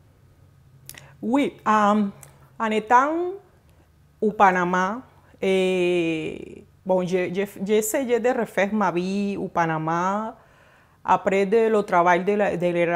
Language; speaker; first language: French; non-native, fluent; Spanish